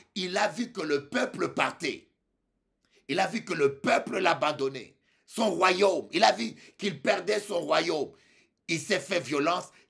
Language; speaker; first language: French; non-native, local second language; Lingala